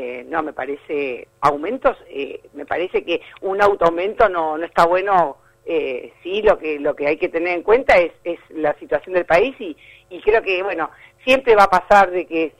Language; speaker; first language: Spanish; native; Spanish